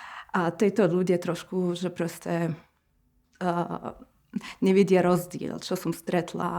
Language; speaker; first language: Slovak; non-native, fluent; Arabic